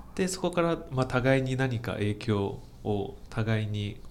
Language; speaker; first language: Japanese; non-native, fluent; Chinese